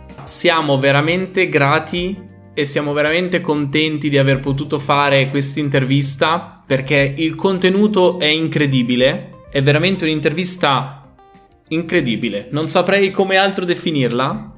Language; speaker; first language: Italian; native; Italian